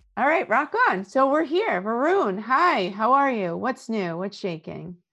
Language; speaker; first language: English; native; English